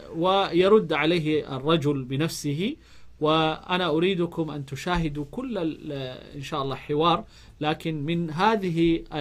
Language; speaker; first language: Arabic; non-native, fluent; Amharic